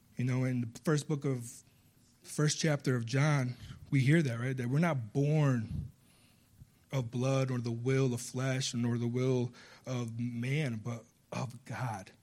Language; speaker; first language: English; early bilingual, other home language; Spanish